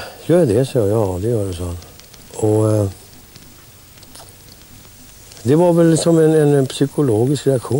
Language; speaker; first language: Swedish; native; Swedish